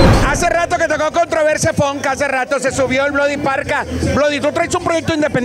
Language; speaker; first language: Spanish; native; Spanish